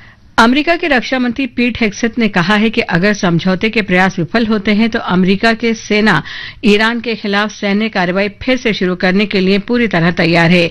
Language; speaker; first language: Hindi; native; Hindi